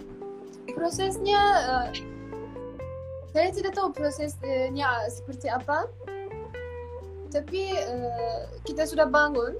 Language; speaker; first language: Indonesian; non-native, fluent; Turkish